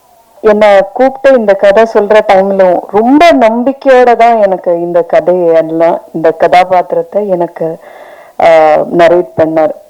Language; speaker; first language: Tamil; non-native, fluent; Malayalam